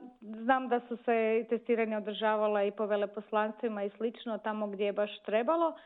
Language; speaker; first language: Croatian; native; Croatian